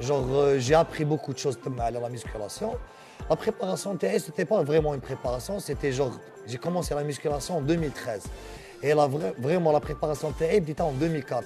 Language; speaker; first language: French; non-native, local second language; Arabic